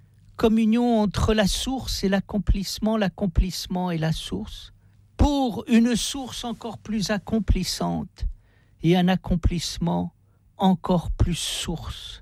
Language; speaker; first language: French; native; French